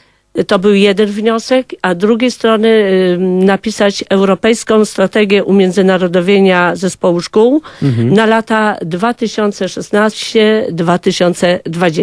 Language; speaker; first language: Polish; non-native, local second language; Kashubian